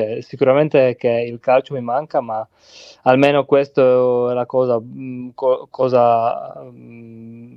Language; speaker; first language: Italian; non-native, learner; Czech